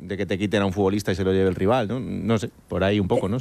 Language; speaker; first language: Spanish; native; Spanish